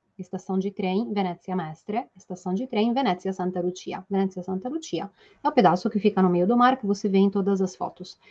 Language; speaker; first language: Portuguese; non-native, fluent; Italian